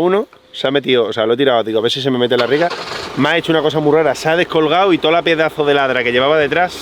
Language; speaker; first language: Spanish; native; Spanish